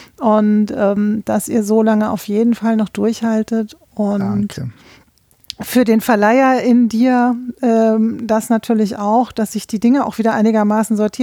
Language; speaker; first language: German; native; German